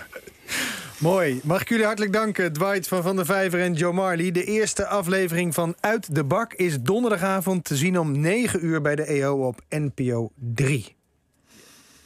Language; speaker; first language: Dutch; native; Dutch